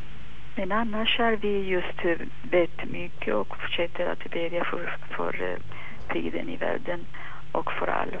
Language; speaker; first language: Swedish; non-native, fluent; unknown